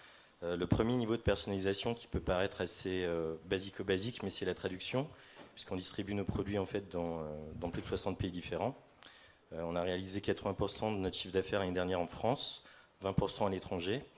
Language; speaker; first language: French; native; French